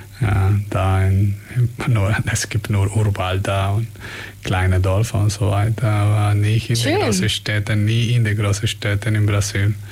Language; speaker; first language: German; non-native, fluent; Spanish